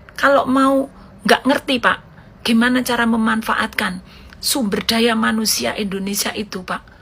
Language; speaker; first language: Indonesian; native; Indonesian